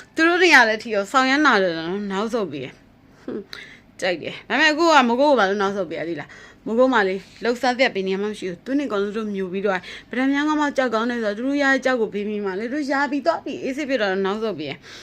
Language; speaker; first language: Burmese; native; Burmese